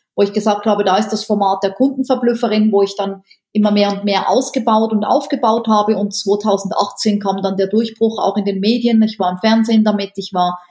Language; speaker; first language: German; native; German